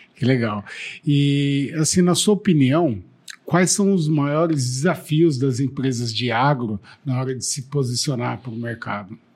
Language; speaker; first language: Portuguese; native; Portuguese